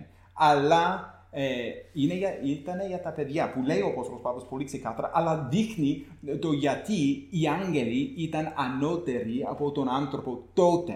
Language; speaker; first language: Greek; non-native, fluent; English